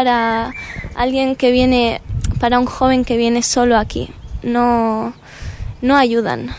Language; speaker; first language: Spanish; early bilingual, heritage; Spanish